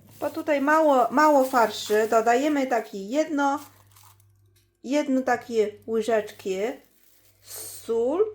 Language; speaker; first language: Polish; non-native, learner; Chinese